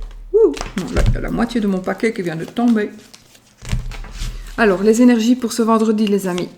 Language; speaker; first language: French; native; French